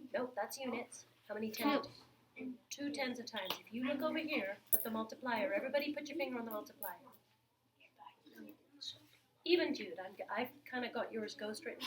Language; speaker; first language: English; native; English